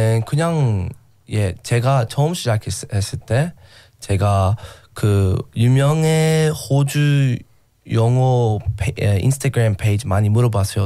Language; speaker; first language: Korean; non-native, learner; English